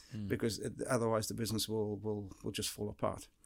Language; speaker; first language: English; early bilingual, other home language; Dutch